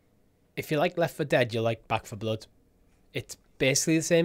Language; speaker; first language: English; native; English